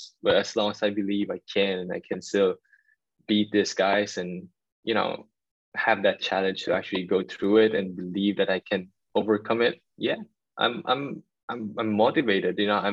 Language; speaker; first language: English; non-native, local second language; Filipino